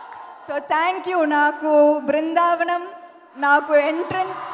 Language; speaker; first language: Telugu; non-native, fluent; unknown